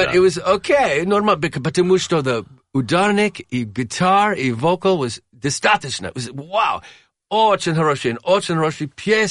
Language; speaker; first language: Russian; non-native, learner; English